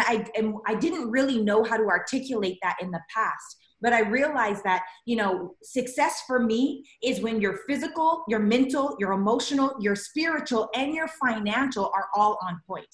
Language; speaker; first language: English; native; English